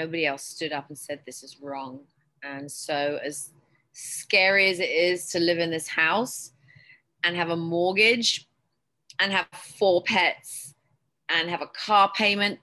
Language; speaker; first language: English; native; English